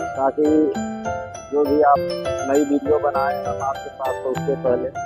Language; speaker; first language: Hindi; native; Hindi